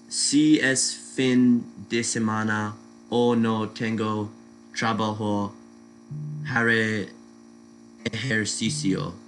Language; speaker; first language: Spanish; non-native, learner; English